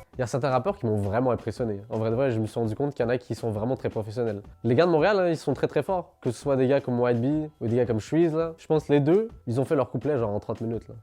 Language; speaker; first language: French; early bilingual, other home language; Arabic